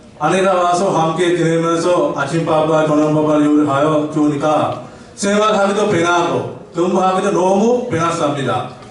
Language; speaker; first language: Korean; non-native, learner; Sinhala